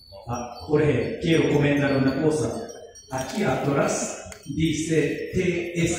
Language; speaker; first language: Spanish; non-native, learner; Japanese